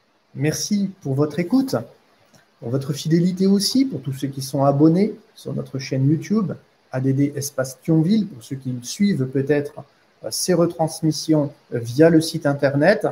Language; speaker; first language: French; native; French